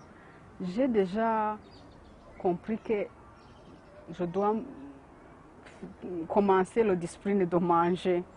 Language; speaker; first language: French; non-native, learner; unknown